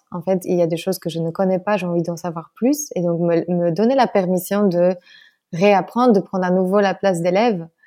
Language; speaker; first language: French; non-native, fluent; Polish